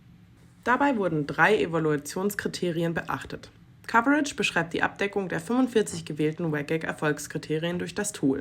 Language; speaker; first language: German; native; German